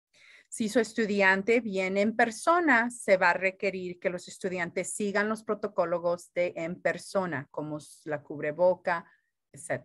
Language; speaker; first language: Spanish; early bilingual, heritage; Spanish